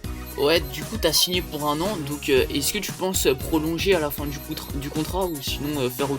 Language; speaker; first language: French; native; French